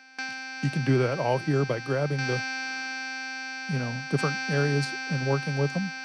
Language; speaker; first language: English; native; English